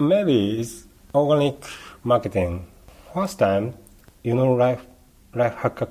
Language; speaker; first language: English; non-native, learner; Japanese